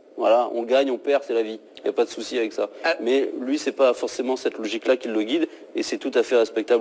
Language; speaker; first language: French; native; French